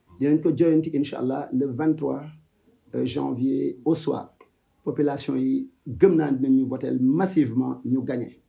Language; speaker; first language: Wolof; native; Wolof